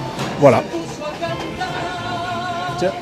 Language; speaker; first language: French; native; French